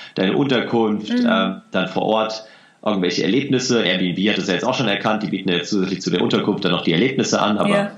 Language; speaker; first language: German; native; German